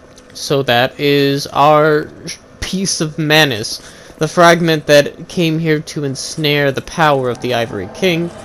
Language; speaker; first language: English; native; English